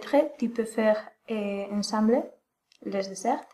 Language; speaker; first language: French; non-native, learner; Spanish